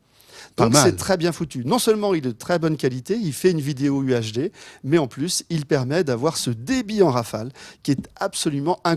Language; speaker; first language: French; native; French